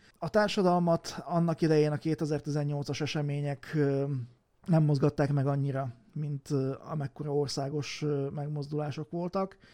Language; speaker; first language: Hungarian; native; Hungarian